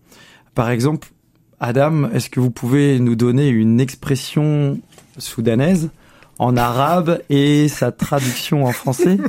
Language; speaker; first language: French; native; French